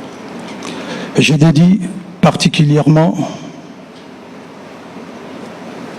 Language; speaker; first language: French; non-native, local second language; Lingala